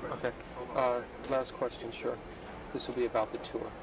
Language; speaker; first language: English; native; English